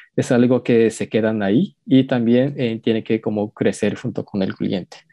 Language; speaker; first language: Spanish; non-native, learner; Japanese